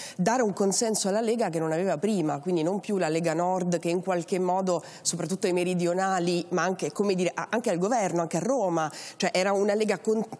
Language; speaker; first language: Italian; native; Italian